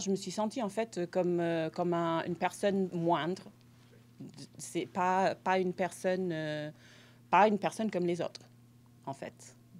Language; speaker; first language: French; non-native, fluent; English